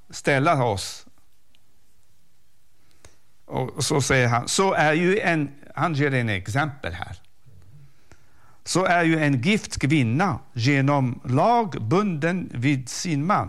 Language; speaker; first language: Swedish; non-native, fluent; Arabic